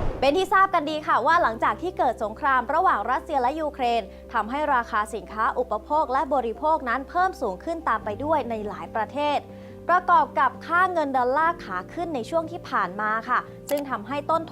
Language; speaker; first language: Thai; native; Thai